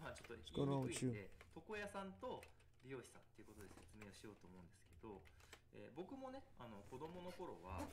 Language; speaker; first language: Japanese; native; Japanese